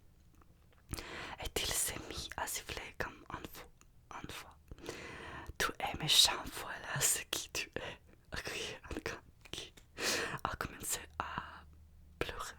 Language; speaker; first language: French; non-native, learner; Russian